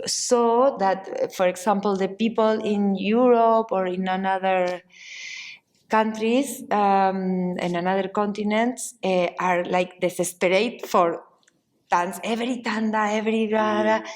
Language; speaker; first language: English; non-native, learner; Spanish